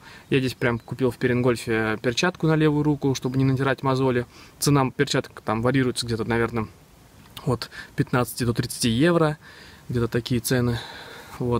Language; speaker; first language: Russian; native; Russian